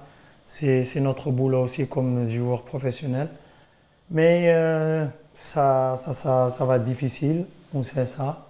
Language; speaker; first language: French; non-native, fluent; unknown